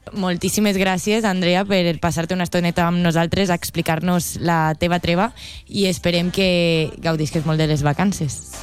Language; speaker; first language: Catalan; native; Catalan